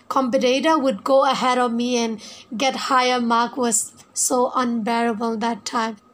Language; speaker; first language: English; non-native, fluent; Burmese